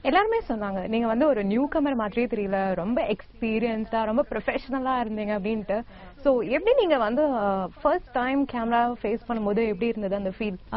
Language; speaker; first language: Tamil; native; Tamil